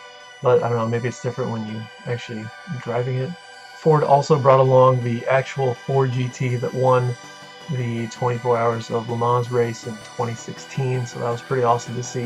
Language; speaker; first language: English; native; English